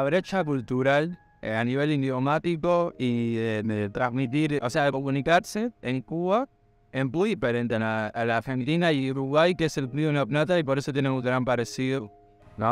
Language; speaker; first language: Spanish; native; Spanish